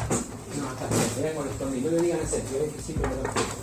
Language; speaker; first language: Spanish; native; Spanish